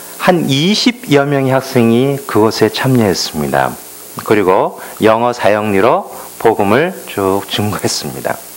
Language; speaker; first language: Korean; native; Korean